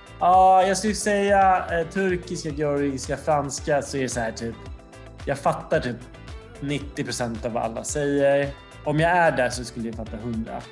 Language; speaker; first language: Swedish; early bilingual, other home language; Georgian